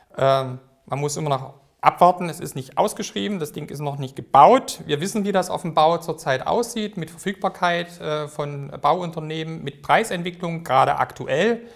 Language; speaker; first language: German; native; German